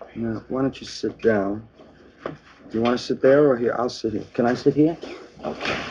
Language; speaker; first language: English; native; English